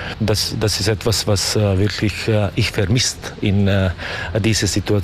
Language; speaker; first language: German; non-native, learner; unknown